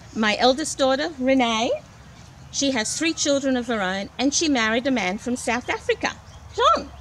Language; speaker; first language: English; early bilingual, other home language; Portuguese